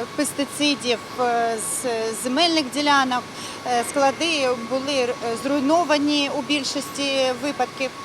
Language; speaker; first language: Ukrainian; non-native, local second language; Russian